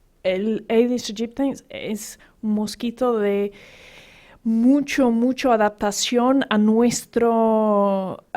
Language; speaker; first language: Spanish; non-native, fluent; English